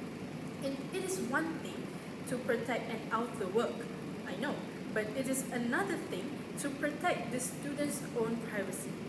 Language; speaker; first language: English; non-native, local second language; Malay